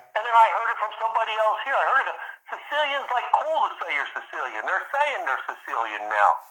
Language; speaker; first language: English; early bilingual, other home language; Italian